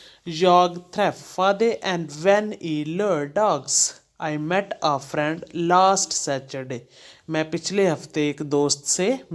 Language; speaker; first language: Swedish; non-native, fluent; Hindi